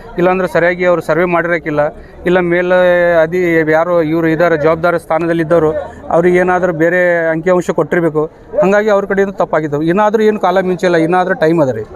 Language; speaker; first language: Kannada; non-native, local second language; Lambadi